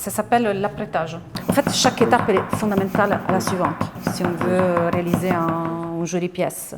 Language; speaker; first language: French; non-native, fluent; Italian